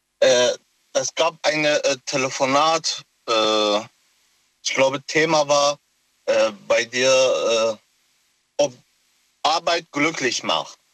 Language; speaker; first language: German; non-native, local second language; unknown